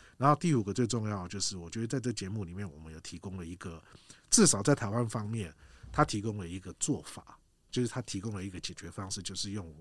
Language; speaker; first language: Chinese; native; Chinese